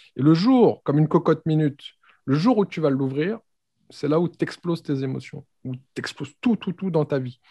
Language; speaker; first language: French; native; French